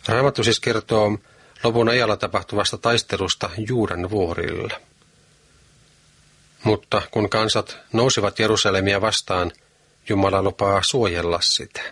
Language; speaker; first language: Finnish; native; Finnish